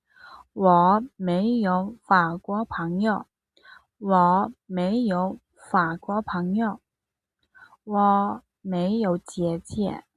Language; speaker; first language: Chinese; non-native, fluent; Mongolian